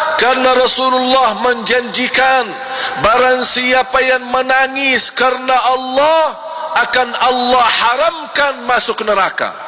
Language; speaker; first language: Malay; non-native, fluent; Arabic